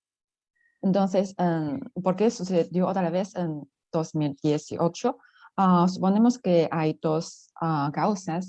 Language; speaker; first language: Spanish; non-native, fluent; Chinese